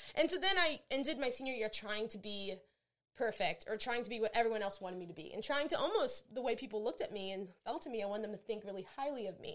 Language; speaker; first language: English; native; English